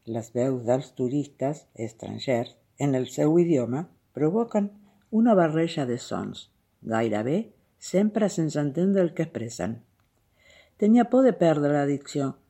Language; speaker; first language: Catalan; non-native, fluent; Spanish